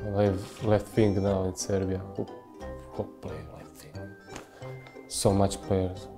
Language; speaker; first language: English; non-native, learner; Serbian